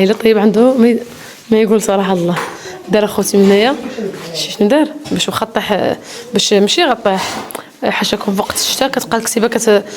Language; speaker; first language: Arabic; native; Arabic